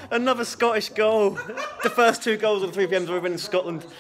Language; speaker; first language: English; native; English